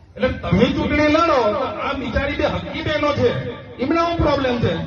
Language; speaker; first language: Gujarati; non-native, local second language; Rathawi